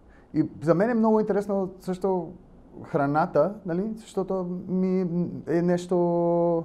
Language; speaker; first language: Bulgarian; non-native, learner; Spanish